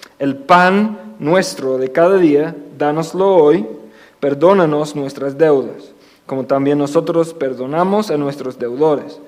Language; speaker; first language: Spanish; non-native, fluent; English